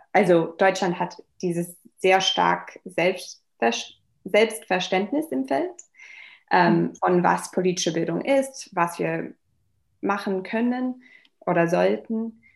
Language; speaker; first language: German; non-native, fluent; English